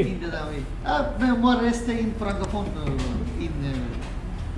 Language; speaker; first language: French; non-native, learner; Turkish